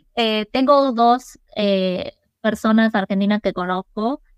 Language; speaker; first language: Spanish; early bilingual, other home language; English